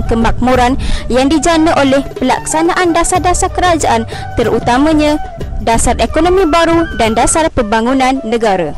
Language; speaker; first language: Malay; native; Malay